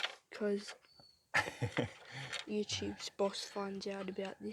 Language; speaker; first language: English; native; English